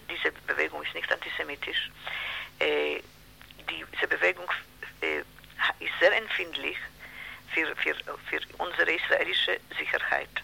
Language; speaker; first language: German; non-native, learner; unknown